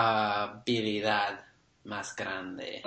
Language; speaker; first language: Spanish; non-native, learner; English